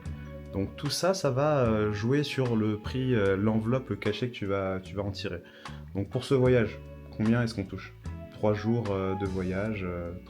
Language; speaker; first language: French; native; French